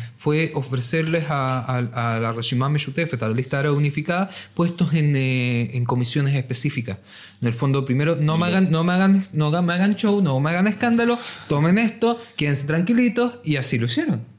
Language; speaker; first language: Spanish; native; Spanish